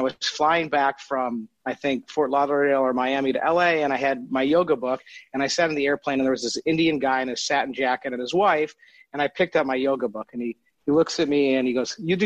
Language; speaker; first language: English; native; English